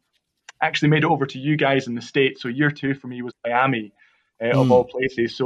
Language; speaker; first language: English; native; English